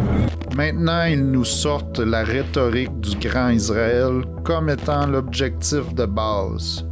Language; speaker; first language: French; native; French